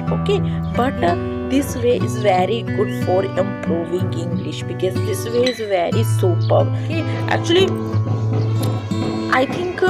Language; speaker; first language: English; non-native, learner; Hindi